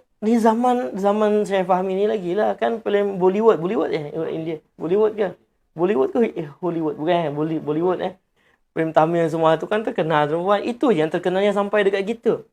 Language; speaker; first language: Malay; native; Malay